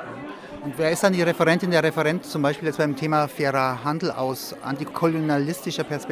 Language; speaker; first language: German; native; German